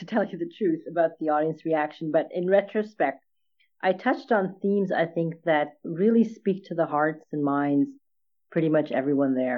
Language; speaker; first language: English; native; English